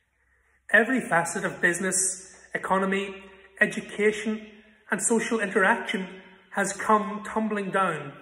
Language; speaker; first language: English; native; English